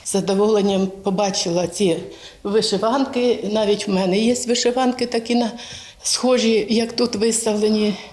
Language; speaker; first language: Ukrainian; native; Ukrainian